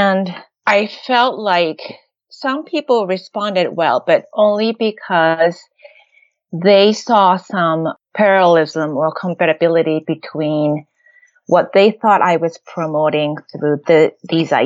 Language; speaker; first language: English; non-native, fluent; Japanese